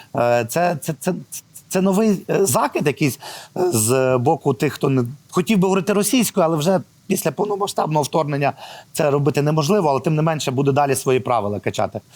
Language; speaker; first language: Ukrainian; native; Ukrainian